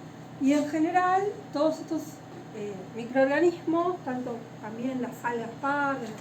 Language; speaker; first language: Spanish; native; Spanish